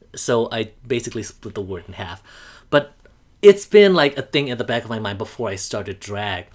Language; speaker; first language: English; non-native, fluent; Burmese